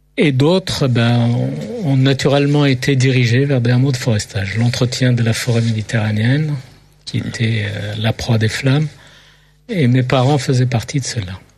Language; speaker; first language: French; early bilingual, other home language; Arabic